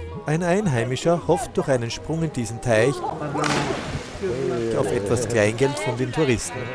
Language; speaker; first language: German; native; German